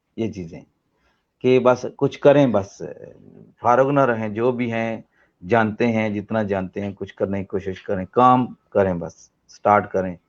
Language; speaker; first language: Urdu; non-native, local second language; Punjabi